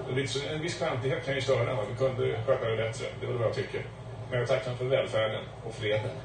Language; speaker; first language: Swedish; native; Swedish